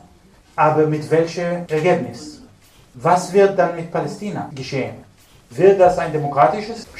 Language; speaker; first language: German; non-native, fluent; Hebrew